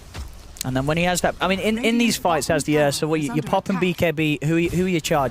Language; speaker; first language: English; native; English